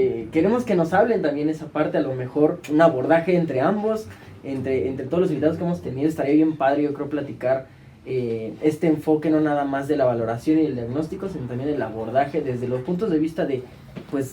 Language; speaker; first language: Spanish; native; Spanish